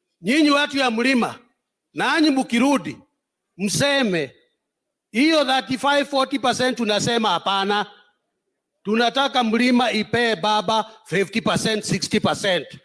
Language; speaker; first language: Swahili; non-native, local second language; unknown